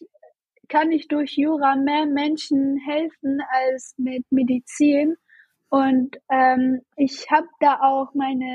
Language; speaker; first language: German; non-native, fluent; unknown